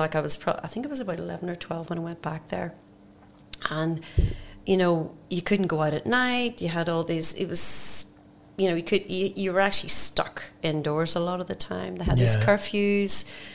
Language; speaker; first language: English; native; English